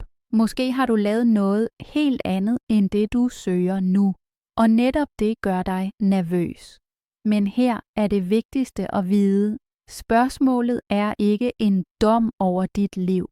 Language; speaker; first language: Danish; native; Danish